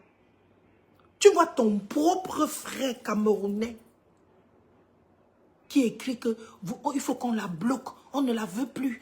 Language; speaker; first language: French; native; French